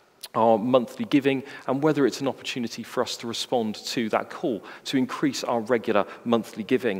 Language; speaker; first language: English; native; English